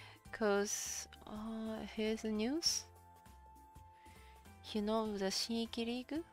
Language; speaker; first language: English; non-native, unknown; Japanese